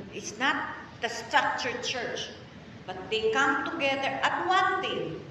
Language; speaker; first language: English; non-native, local second language; Filipino